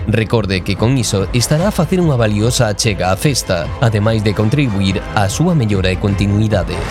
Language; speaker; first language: Galician; native; Galician